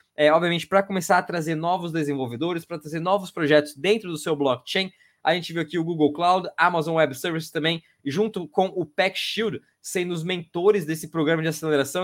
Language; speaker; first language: Portuguese; native; Portuguese